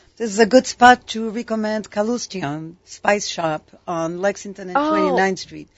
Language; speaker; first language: English; non-native, fluent; Arabic